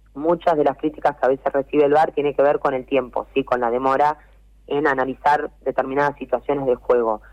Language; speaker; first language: Spanish; native; Spanish